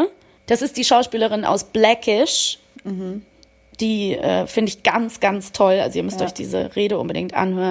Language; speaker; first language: German; native; German